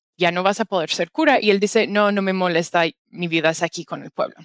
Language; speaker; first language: Spanish; non-native, fluent; English